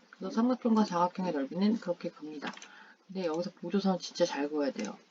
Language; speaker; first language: Korean; non-native, fluent; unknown